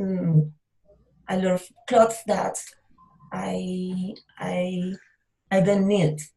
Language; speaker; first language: English; non-native, learner; Spanish